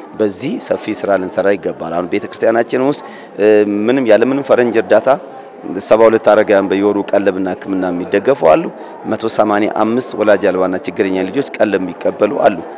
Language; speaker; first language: Amharic; native; Amharic